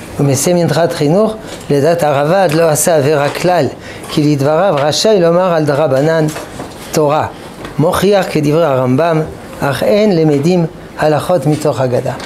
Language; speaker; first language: Hebrew; non-native, fluent; French